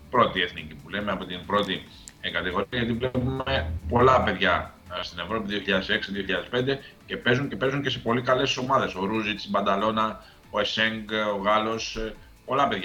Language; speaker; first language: Greek; native; Greek